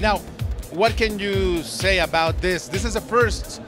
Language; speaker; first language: English; non-native, fluent; Spanish